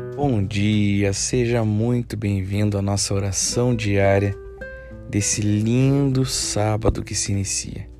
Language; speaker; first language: Portuguese; native; Portuguese